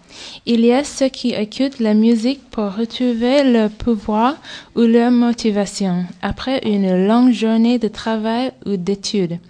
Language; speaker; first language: French; non-native, fluent; English